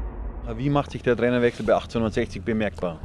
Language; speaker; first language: German; native; German